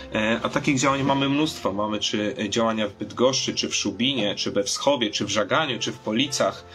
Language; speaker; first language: Polish; native; Polish